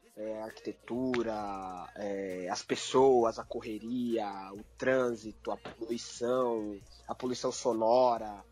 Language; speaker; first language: Portuguese; native; Portuguese